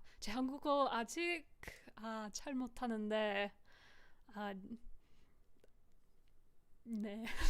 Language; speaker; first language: Korean; non-native, learner; English